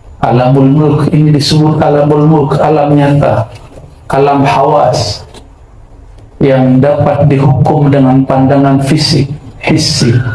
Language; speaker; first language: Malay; non-native, local second language; Minangkabau